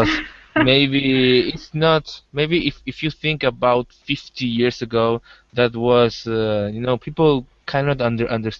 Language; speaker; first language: English; non-native, learner; Spanish